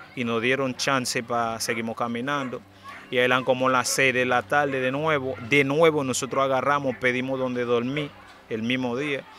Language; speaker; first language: Spanish; non-native, fluent; Haitian Creole